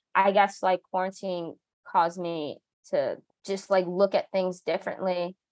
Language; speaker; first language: English; native; English